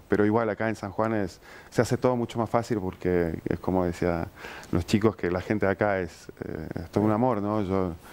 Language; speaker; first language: Spanish; early bilingual, other home language; Ukrainian